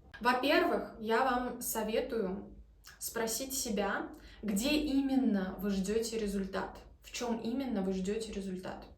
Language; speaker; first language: Russian; native; Russian